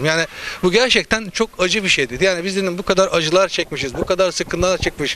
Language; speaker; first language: Turkish; native; Turkish